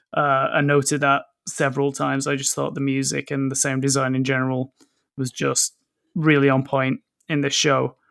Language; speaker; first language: English; native; English